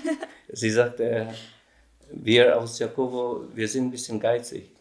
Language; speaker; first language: German; non-native, learner; Albanian